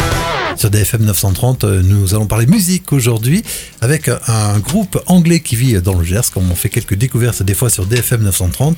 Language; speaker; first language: French; native; French